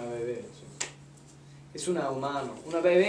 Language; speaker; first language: Spanish; non-native, learner; English